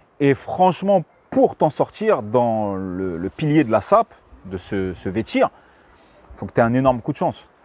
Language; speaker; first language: French; native; French